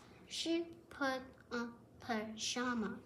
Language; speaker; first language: French; non-native, learner; English